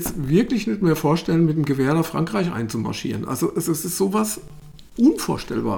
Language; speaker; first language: German; native; German